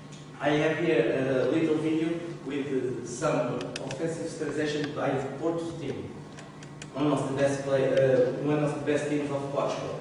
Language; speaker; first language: English; non-native, learner; Portuguese